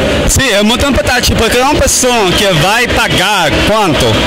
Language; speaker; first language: Portuguese; non-native, learner; English